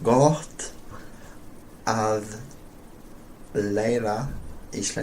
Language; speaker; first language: Icelandic; non-native, learner; English